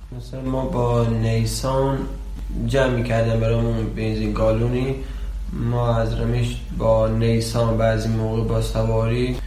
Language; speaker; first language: Persian; non-native, local second language; Baluchi